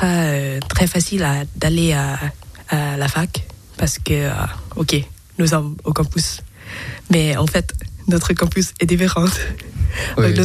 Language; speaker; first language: French; non-native, learner; Thai